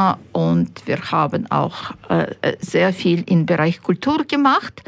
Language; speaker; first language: German; non-native, fluent; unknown